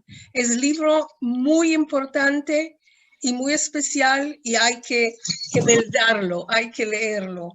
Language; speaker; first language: Spanish; non-native, fluent; Hebrew